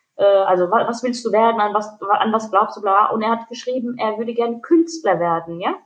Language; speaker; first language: German; early bilingual, other home language; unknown